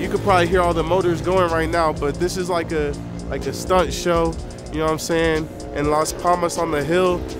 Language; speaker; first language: English; native; English